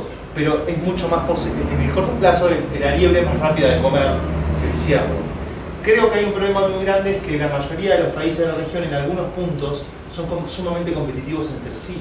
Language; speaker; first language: Spanish; native; Spanish